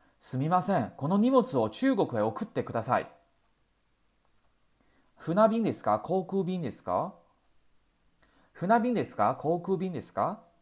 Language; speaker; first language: Japanese; non-native, fluent; Chinese